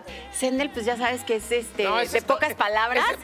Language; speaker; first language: Spanish; native; Spanish